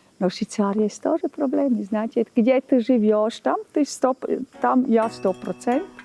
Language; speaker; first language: Russian; non-native, learner; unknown